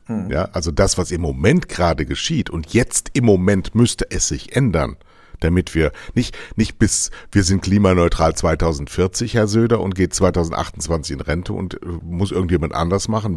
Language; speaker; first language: German; native; German